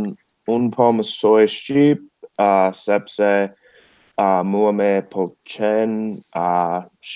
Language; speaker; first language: Albanian; non-native, learner; English